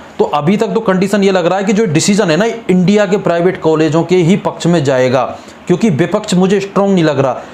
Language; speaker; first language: Hindi; native; Hindi